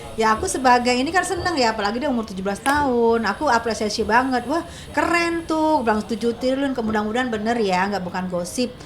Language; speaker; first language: Indonesian; native; Indonesian